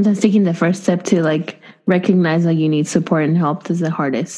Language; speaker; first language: English; non-native, fluent; Spanish